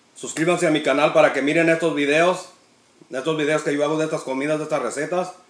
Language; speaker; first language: Spanish; native; Spanish